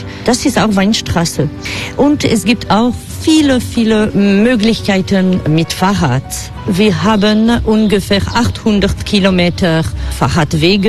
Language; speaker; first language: German; non-native, fluent; French